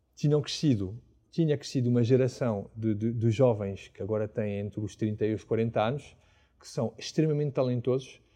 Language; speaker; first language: Portuguese; non-native, fluent; French